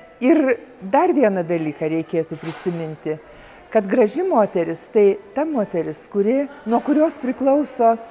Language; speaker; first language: Lithuanian; native; Lithuanian